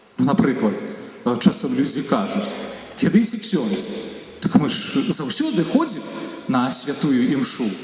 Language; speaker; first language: Belarusian; native; Belarusian